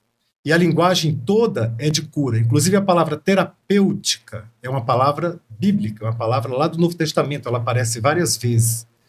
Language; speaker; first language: Portuguese; native; Portuguese